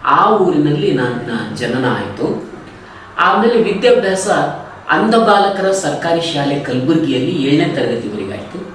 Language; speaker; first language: Kannada; native; Kannada